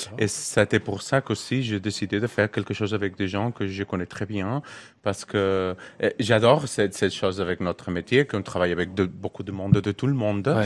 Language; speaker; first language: French; non-native, learner; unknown